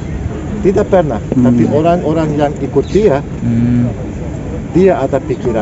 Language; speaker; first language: Indonesian; non-native, learner; Turkish